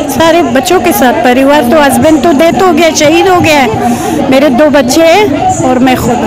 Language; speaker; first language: Hindi; non-native, fluent; Persian